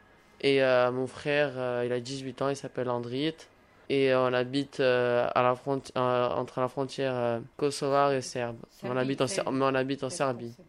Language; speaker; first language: French; early bilingual, other home language; Albanian